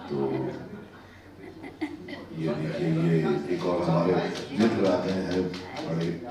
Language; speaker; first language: Hindi; native; Hindi